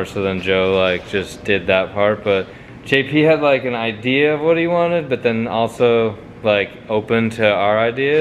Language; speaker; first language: English; native; English